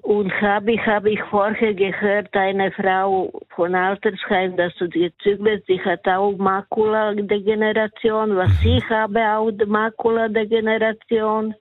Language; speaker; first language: German; non-native, fluent; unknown